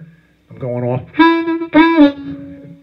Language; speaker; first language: English; native; English